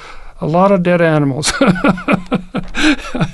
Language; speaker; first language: English; native; English